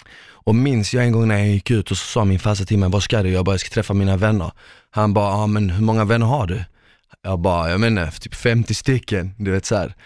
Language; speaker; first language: Swedish; early bilingual, other home language; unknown